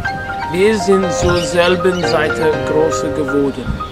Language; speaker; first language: German; non-native, learner; English